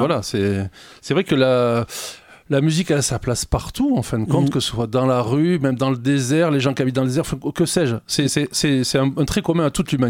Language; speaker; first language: French; native; French